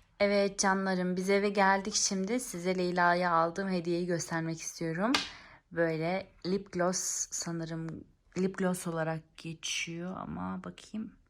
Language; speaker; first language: Turkish; early bilingual, heritage; Turkish